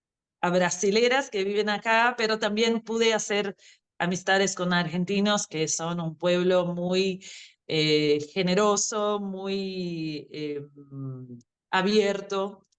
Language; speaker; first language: Spanish; non-native, fluent; Portuguese